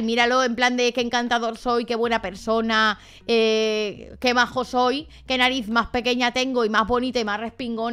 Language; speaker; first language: Spanish; native; Spanish